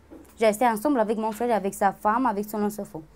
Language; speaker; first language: French; non-native, learner; Romanian